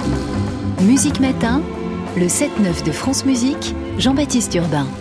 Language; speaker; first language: French; native; French